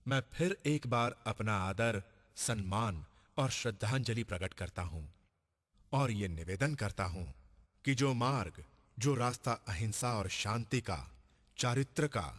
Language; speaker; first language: Hindi; non-native, local second language; Gujarati